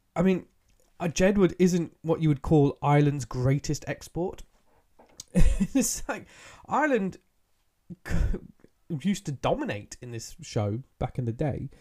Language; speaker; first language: English; early bilingual, other home language; Hindi